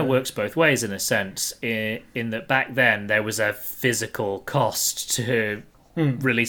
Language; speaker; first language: English; native; English